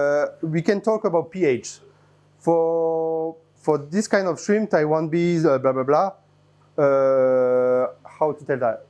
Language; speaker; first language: English; non-native, fluent; French